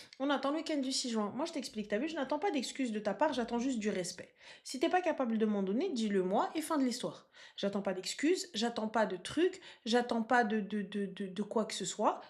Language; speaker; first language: French; native; French